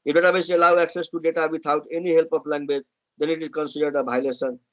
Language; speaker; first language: English; non-native, local second language; Nepali